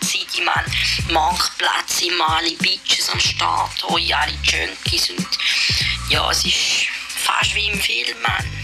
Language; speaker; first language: German; native; German